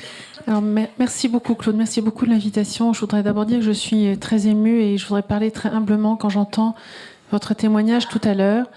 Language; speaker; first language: French; native; French